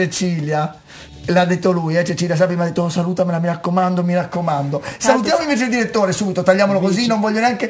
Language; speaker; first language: Italian; native; Italian